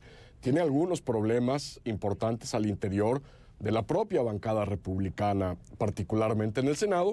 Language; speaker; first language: Spanish; native; Spanish